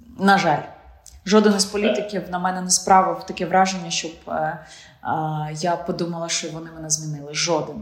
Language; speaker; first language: Ukrainian; non-native, local second language; Russian